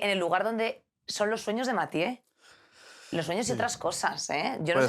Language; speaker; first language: Spanish; native; Spanish